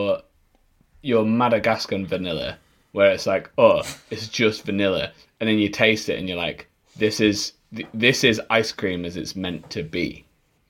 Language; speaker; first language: English; native; English